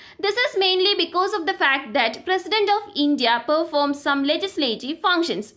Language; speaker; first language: English; non-native, local second language; Malayalam